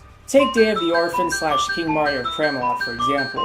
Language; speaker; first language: English; native; English